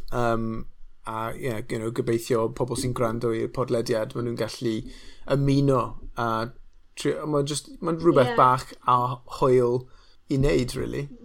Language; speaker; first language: Welsh; non-native, local second language; English